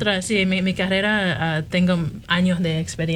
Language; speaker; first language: Spanish; early bilingual, heritage; Spanish